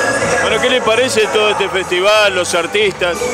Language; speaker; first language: Spanish; native; Spanish